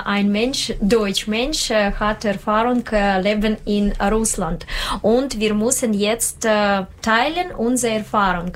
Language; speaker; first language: German; non-native, learner; Russian